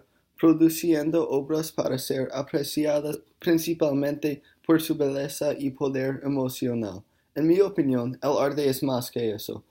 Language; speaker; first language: Spanish; non-native, learner; English